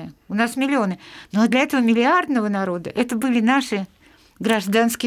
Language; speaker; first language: Russian; native; Russian